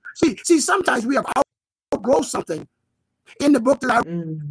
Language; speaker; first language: English; native; English